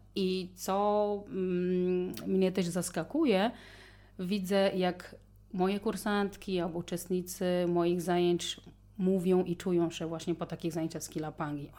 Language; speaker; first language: Polish; non-native, fluent; Portuguese